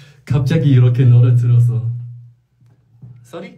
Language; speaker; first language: Korean; non-native, fluent; Chinese